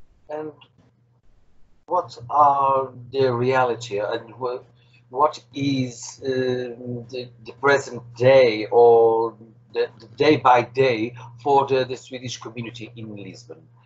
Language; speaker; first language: English; non-native, fluent; Portuguese